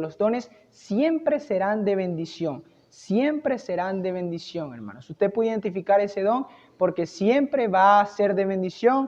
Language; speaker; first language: Spanish; native; Spanish